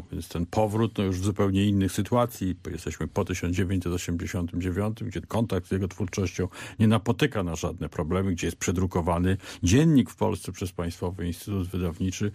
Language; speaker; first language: Polish; native; Polish